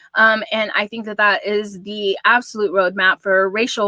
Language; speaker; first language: English; native; English